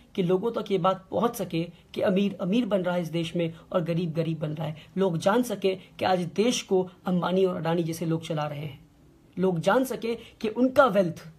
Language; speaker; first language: Hindi; native; Hindi